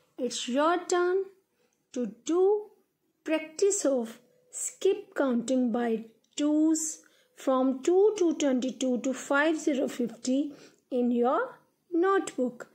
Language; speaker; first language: English; non-native, local second language; Hindi